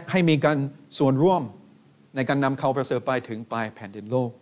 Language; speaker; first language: Thai; non-native, fluent; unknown